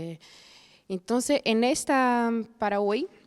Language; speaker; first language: Spanish; non-native, fluent; Portuguese